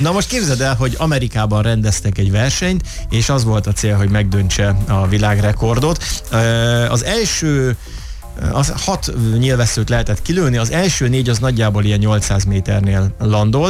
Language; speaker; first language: Hungarian; native; Hungarian